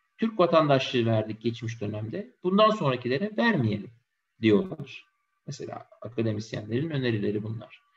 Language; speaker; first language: Turkish; native; Turkish